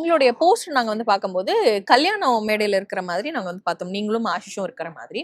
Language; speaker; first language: Tamil; native; Tamil